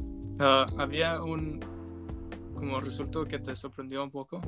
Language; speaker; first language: Spanish; non-native, learner; English